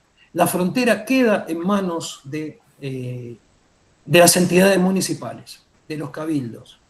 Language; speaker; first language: Spanish; native; Spanish